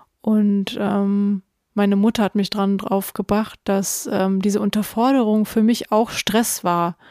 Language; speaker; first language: German; early bilingual, other home language; Russian